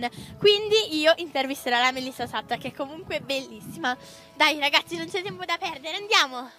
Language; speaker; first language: Italian; native; Italian